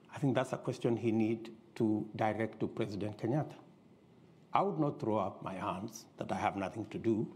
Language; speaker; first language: English; non-native, local second language; Kalenjin